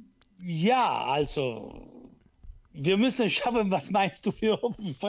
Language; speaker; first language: German; non-native, local second language; Italian